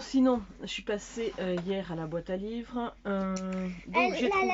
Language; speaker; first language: French; native; French